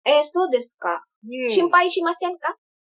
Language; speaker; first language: Japanese; non-native, learner; English